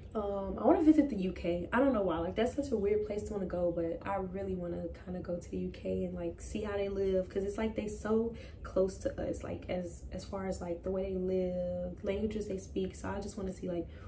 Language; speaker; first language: English; native; English